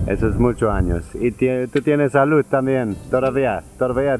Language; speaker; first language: Spanish; non-native, learner; English